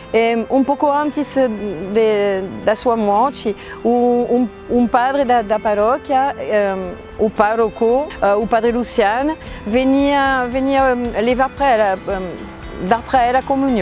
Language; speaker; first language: Portuguese; non-native, fluent; French